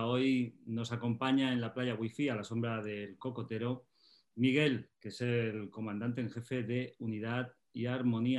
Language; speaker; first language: Spanish; native; Spanish